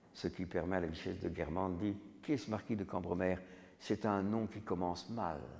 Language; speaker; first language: French; native; French